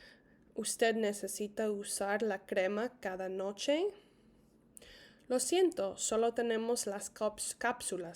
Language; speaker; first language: Spanish; non-native, fluent; English